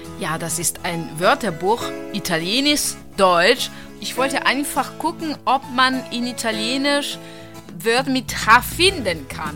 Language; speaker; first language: German; non-native, fluent; Italian